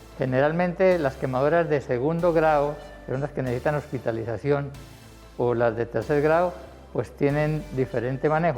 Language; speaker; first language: Spanish; native; Spanish